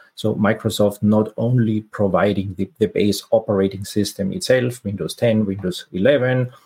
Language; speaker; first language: English; non-native, fluent; German